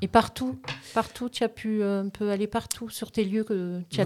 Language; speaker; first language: French; native; French